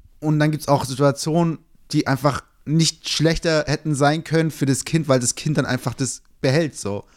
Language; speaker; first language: German; early bilingual, other home language; Turkish